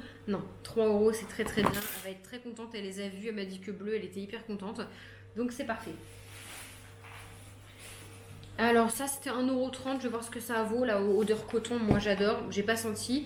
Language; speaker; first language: French; native; French